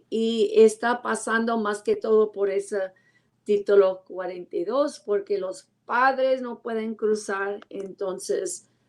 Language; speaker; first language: Spanish; non-native, learner; English